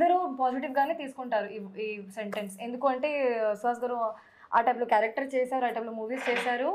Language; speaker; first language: Telugu; non-native, local second language; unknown